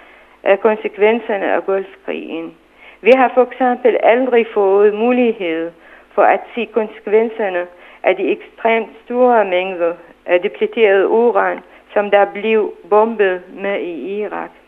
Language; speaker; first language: Danish; non-native, fluent; Arabic